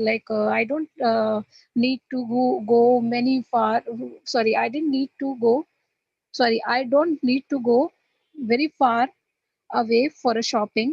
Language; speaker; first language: English; non-native, learner; Hindi